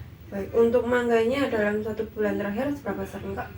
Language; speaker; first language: Indonesian; native; Indonesian